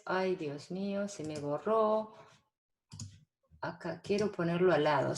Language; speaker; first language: Spanish; non-native, fluent; Korean